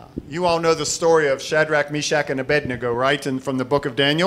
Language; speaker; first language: English; native; English